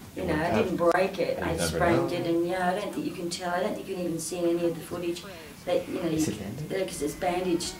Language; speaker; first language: English; native; English